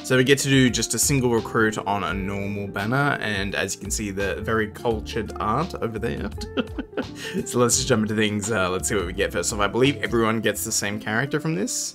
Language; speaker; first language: English; native; English